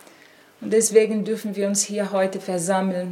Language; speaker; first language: German; non-native, fluent; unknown